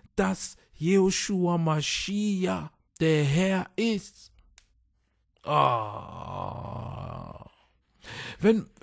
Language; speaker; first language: German; non-native, fluent; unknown